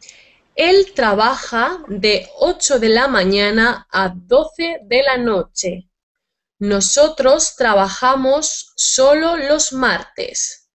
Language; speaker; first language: Spanish; native; Spanish